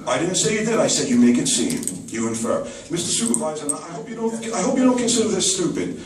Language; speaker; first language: English; native; English